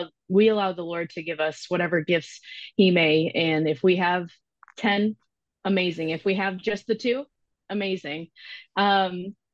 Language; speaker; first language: English; native; English